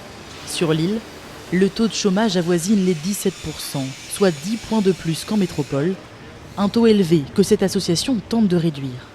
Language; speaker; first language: French; native; French